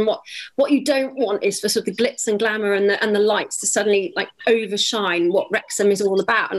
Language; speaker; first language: English; native; English